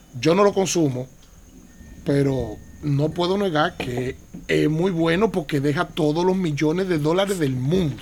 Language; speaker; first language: Spanish; native; Spanish